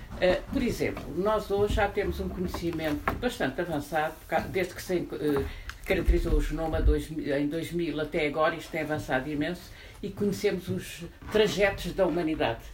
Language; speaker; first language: Portuguese; native; Portuguese